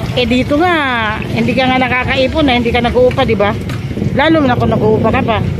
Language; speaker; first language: Filipino; non-native, local second language; Waray